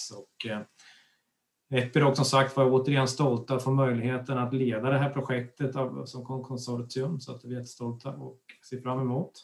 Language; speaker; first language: Swedish; native; Swedish